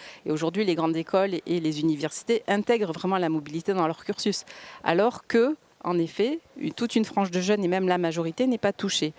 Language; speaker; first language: French; native; French